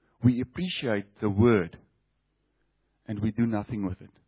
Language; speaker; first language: English; non-native, local second language; Afrikaans